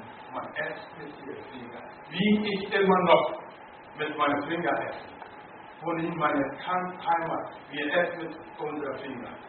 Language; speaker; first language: German; non-native, learner; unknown